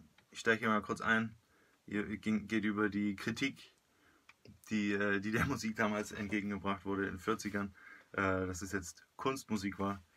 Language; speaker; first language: German; native; German